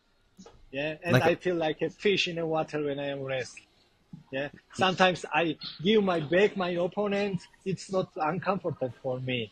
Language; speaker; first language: English; non-native, learner; Georgian